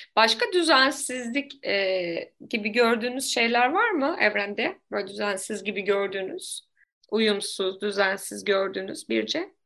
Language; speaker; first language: Turkish; native; Turkish